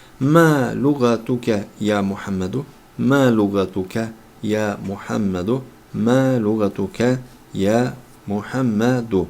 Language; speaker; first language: Arabic; non-native, fluent; Turkish